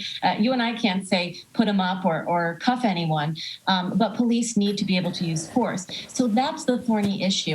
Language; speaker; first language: English; native; English